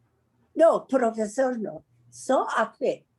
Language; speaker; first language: Portuguese; non-native, learner; Persian